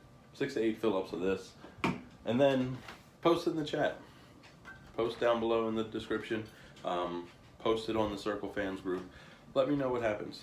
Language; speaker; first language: English; native; English